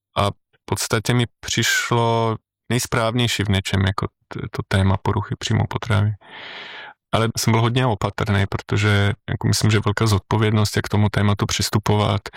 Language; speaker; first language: Czech; non-native, fluent; Slovenian